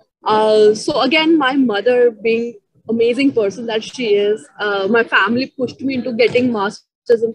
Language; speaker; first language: English; non-native, local second language; Marathi